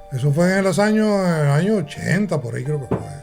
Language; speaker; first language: Spanish; native; Spanish